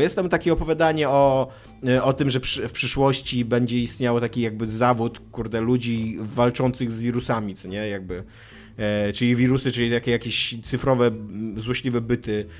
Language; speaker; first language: Polish; native; Polish